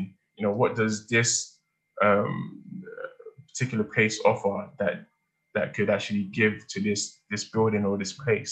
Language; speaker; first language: English; native; English